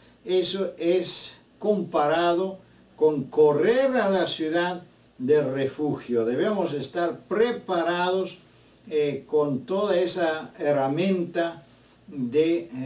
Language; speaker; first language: Spanish; non-native, fluent; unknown